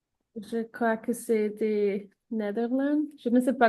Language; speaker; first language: French; non-native, learner; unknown